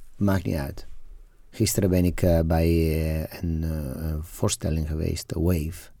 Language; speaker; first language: Dutch; non-native, fluent; Italian